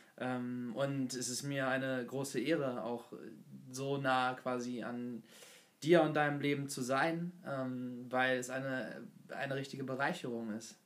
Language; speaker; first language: German; native; German